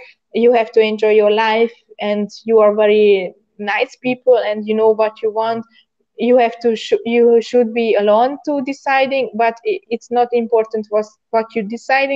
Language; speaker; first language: English; non-native, learner; Hungarian